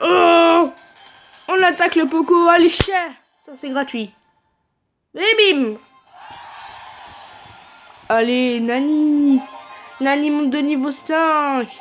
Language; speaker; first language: French; native; French